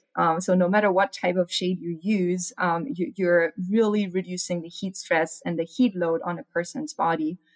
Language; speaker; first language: English; non-native, fluent; German